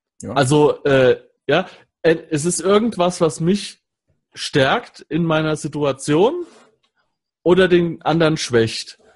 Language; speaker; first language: German; native; German